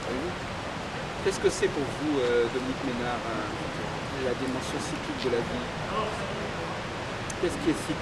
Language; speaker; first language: French; native; French